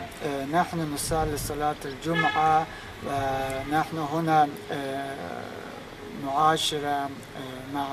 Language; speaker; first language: Arabic; non-native, fluent; Azerbaijani